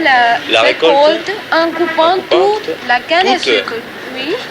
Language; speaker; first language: French; non-native, learner; Spanish